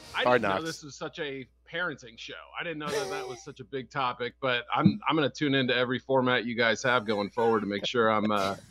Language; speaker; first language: English; native; English